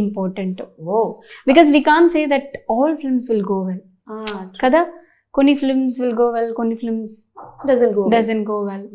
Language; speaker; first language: Telugu; non-native, learner; Tamil